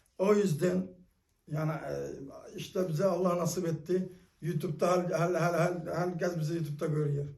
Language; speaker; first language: Turkish; early bilingual, heritage; Turkish